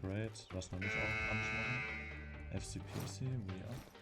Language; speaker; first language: German; native; German